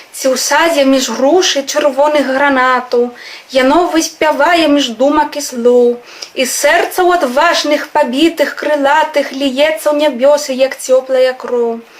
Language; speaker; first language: Belarusian; non-native, fluent; Spanish